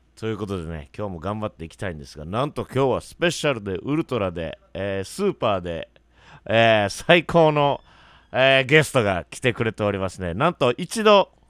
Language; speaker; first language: Japanese; native; Japanese